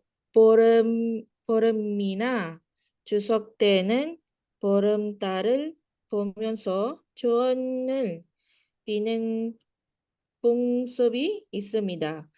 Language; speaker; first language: Korean; non-native, learner; Malay